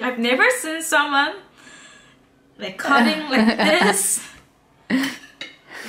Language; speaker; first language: English; non-native, learner; Korean